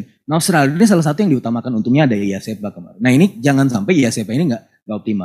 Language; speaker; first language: Indonesian; native; Indonesian